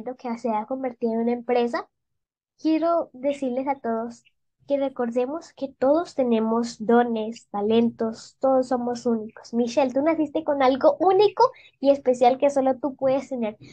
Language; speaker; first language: Spanish; native; Spanish